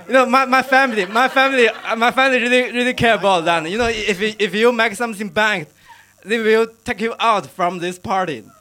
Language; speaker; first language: English; non-native, learner; Chinese